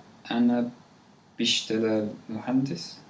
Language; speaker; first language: Arabic; non-native, learner; English